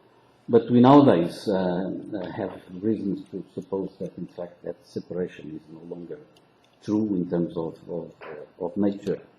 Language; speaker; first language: English; non-native, local second language; Portuguese